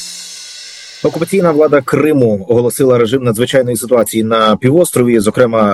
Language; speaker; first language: Ukrainian; native; Ukrainian